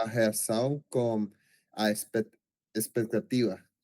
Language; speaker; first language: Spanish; non-native, learner; Portuguese